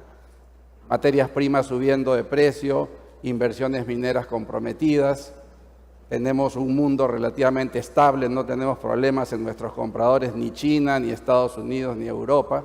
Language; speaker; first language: Spanish; native; Spanish